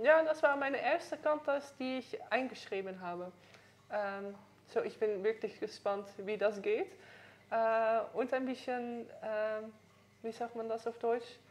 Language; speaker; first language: German; non-native, learner; Dutch